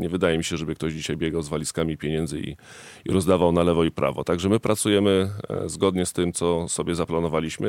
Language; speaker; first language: Polish; native; Polish